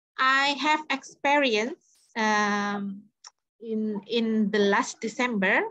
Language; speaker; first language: English; non-native, fluent; Indonesian